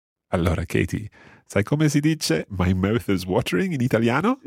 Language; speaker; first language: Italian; non-native, fluent; English